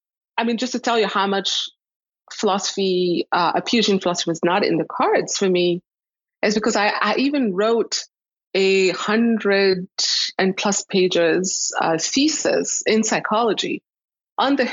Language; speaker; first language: English; non-native, local second language; Kinyarwanda